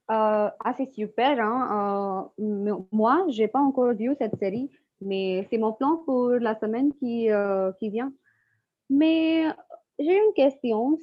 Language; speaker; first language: French; non-native, fluent; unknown